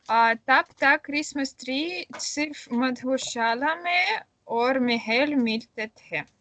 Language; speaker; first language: Hindi; non-native, learner; Russian